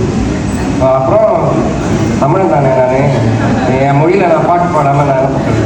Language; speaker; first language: Tamil; early bilingual, heritage; Tamil